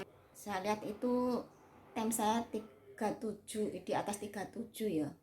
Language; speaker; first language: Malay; non-native, local second language; Javanese